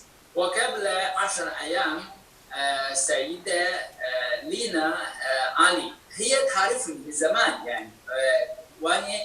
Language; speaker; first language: Arabic; non-native, fluent; Chinese